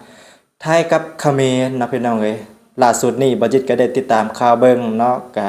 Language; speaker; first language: Thai; non-native, local second language; Northeastern Thai